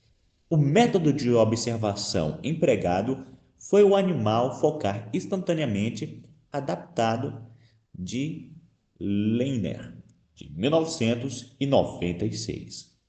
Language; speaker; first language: Portuguese; native; Portuguese